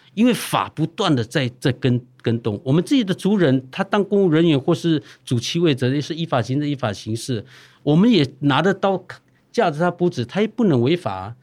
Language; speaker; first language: Chinese; non-native, local second language; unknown